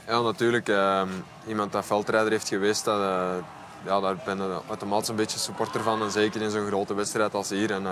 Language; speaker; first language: Dutch; native; Dutch